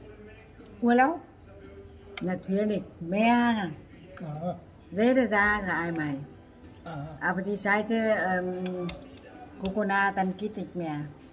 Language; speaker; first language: German; non-native, learner; Vietnamese